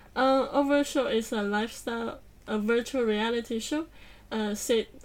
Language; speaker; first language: English; non-native, learner; Chinese